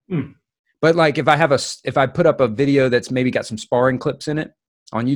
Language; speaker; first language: English; native; English